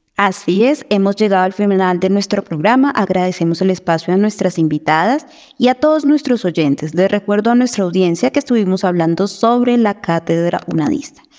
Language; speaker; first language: Spanish; native; Spanish